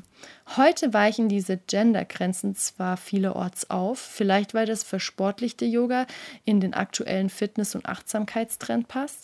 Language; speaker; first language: German; native; German